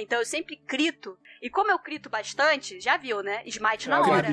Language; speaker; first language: Portuguese; native; Portuguese